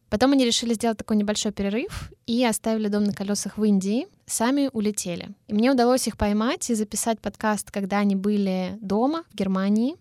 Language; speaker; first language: Russian; native; Russian